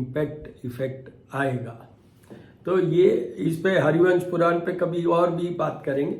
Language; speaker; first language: Hindi; native; Hindi